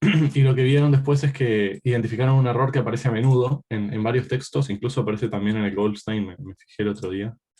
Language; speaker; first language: Spanish; native; Spanish